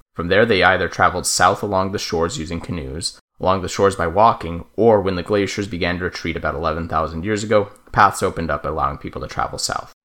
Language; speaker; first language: English; native; English